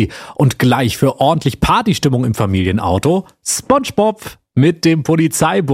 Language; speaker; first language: German; native; German